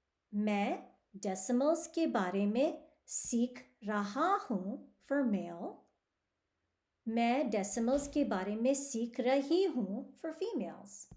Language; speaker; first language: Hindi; early bilingual, heritage; Hindi